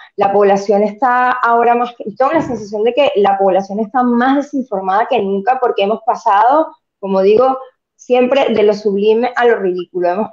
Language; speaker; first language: Spanish; native; Spanish